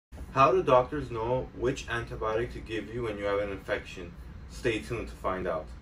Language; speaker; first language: English; native; English